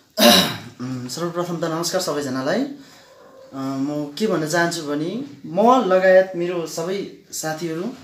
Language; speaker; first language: Nepali; native; Nepali